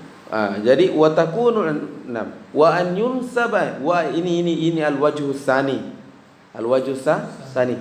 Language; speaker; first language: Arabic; non-native, fluent; Indonesian